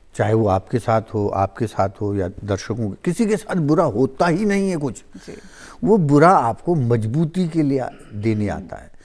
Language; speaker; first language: Hindi; native; Hindi